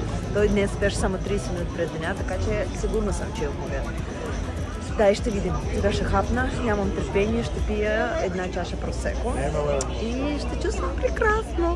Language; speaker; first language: Bulgarian; non-native, fluent; Russian